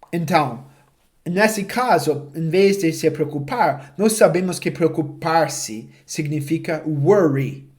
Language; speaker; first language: Portuguese; non-native, fluent; English